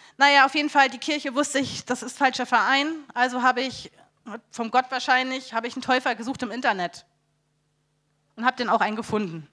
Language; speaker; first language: German; native; German